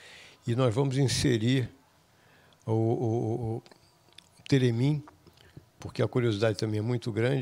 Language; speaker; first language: Portuguese; native; Portuguese